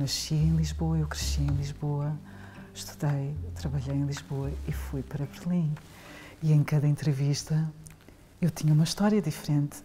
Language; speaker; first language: Portuguese; native; Portuguese